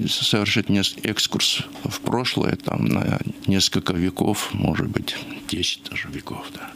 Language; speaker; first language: Russian; non-native, local second language; Georgian